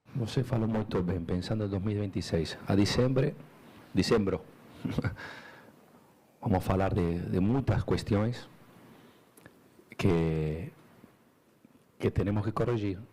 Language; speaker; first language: Portuguese; non-native, learner; Spanish